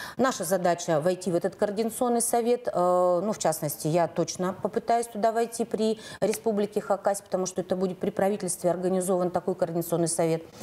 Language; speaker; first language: Russian; native; Russian